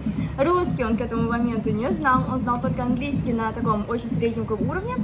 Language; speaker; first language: Russian; native; Russian